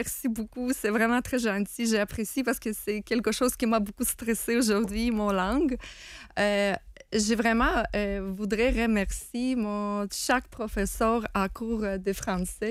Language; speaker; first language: French; non-native, learner; Ukrainian